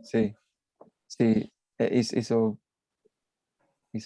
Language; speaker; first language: Portuguese; non-native, learner; English